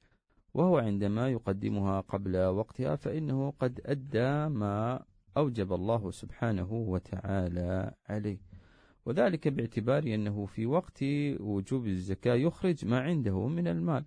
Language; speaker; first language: Arabic; native; Arabic